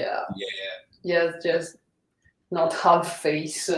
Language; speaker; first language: English; non-native, fluent; Italian